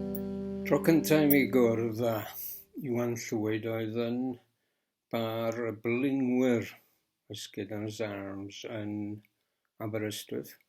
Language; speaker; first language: Welsh; native; Welsh